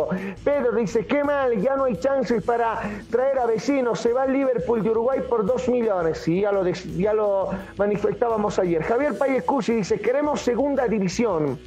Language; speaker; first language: Spanish; native; Spanish